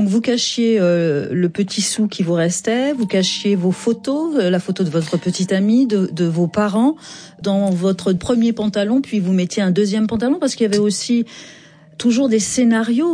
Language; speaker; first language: French; native; French